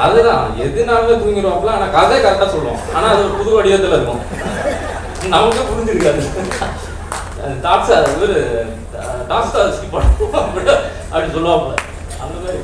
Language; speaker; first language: Tamil; native; Tamil